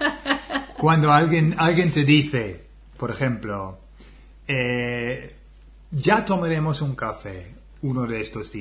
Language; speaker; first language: Spanish; non-native, fluent; English